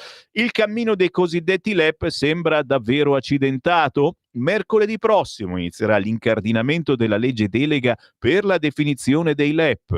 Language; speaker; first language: Italian; native; Italian